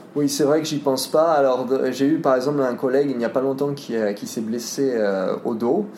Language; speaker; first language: French; native; French